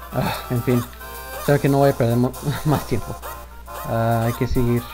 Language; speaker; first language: Spanish; early bilingual, heritage; Spanish